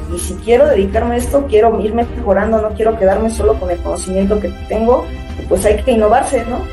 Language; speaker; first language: Spanish; native; Spanish